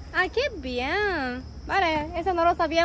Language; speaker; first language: Spanish; non-native, learner; Japanese